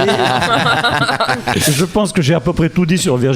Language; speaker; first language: French; native; French